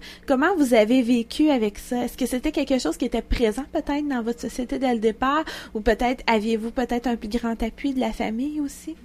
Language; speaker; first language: French; native; French